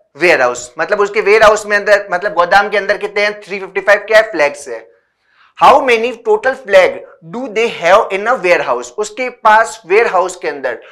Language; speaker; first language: Hindi; native; Hindi